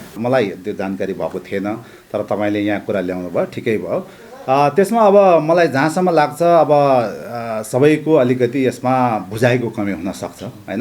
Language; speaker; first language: Nepali; non-native, local second language; Sherpa